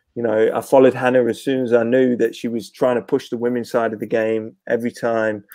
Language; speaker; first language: English; native; English